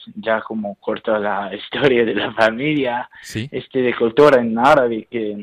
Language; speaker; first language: Spanish; non-native, learner; Arabic